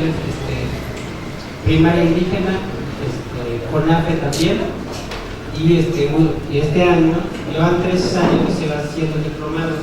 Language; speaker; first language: Spanish; non-native, local second language; Tzotzil